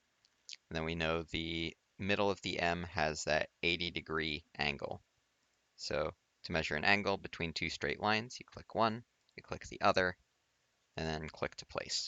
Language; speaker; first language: English; native; English